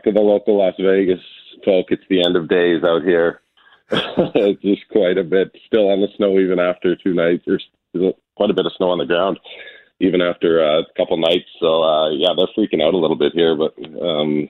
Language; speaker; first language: English; native; English